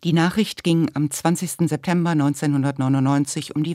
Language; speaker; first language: German; native; German